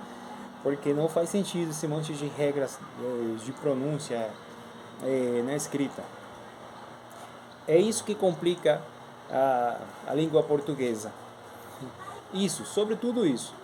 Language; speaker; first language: Portuguese; non-native, fluent; Spanish